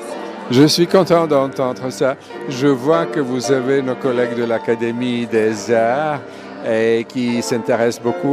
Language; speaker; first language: French; non-native, fluent; Serbian